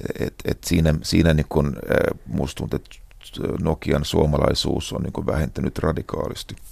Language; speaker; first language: Finnish; non-native, local second language; Swedish